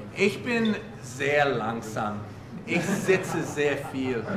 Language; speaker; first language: German; non-native, learner; English